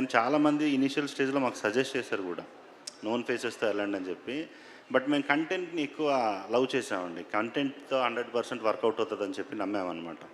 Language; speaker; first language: Telugu; native; Telugu